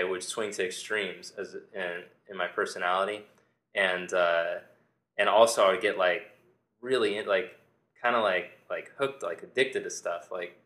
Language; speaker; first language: English; native; English